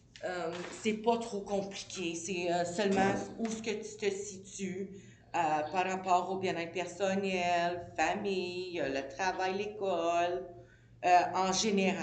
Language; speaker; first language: French; native; French